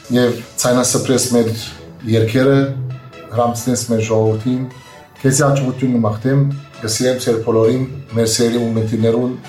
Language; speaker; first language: Armenian; early bilingual, heritage; Armenian